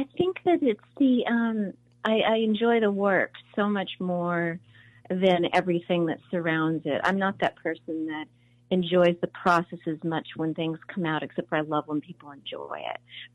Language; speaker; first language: English; native; English